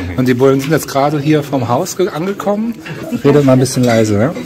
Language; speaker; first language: German; native; German